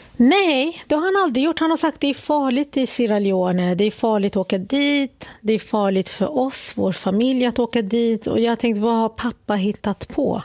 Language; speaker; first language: Swedish; early bilingual, other home language; Arabic